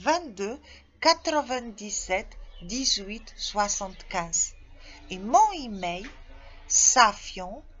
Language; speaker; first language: French; non-native, fluent; Polish